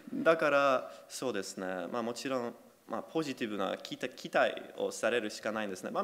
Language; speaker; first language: Japanese; non-native, fluent; Polish